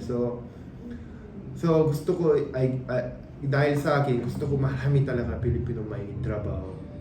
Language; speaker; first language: Filipino; non-native, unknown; Korean